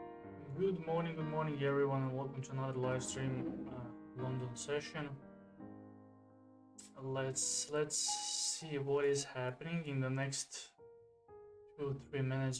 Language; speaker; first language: English; non-native, fluent; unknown